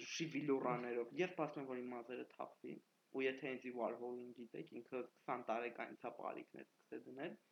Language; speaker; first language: Armenian; native; Armenian